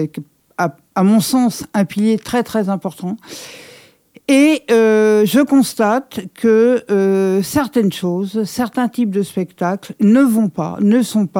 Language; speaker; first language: French; native; French